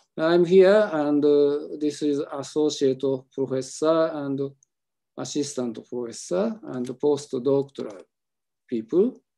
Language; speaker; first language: English; non-native, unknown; Japanese